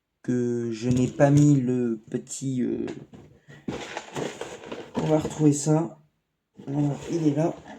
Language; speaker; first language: French; native; French